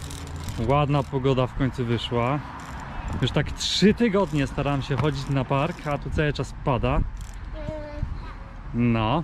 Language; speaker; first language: Polish; native; Polish